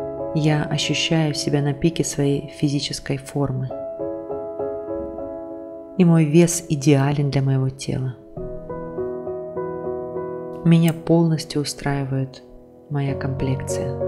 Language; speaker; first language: Russian; native; Russian